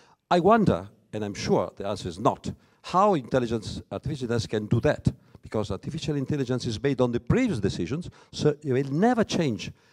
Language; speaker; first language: English; non-native, fluent; Italian